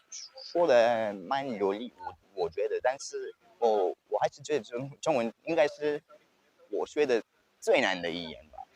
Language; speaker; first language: Chinese; non-native, fluent; French